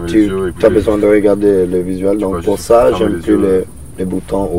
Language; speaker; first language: French; non-native, learner; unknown